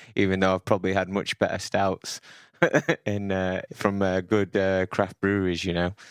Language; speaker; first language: English; native; English